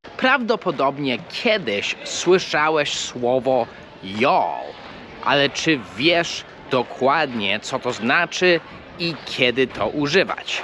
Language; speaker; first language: Polish; non-native, fluent; English